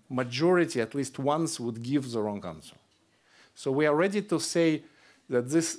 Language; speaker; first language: English; non-native, fluent; Russian